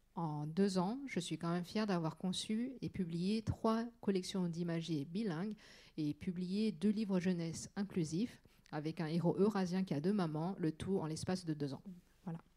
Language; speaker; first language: French; native; French